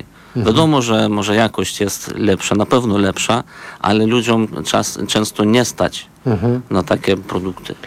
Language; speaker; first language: Polish; non-native, fluent; Belarusian